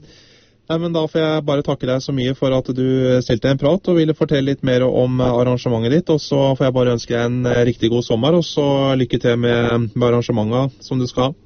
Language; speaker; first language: Norwegian; native; Norwegian